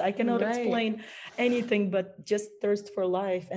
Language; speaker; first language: English; non-native, fluent; Ukrainian